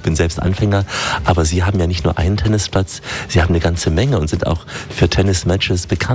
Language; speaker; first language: German; native; German